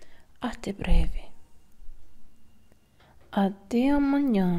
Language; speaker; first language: Portuguese; non-native, learner; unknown